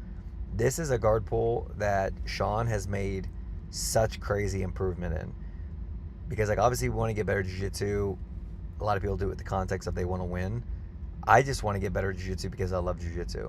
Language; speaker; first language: English; native; English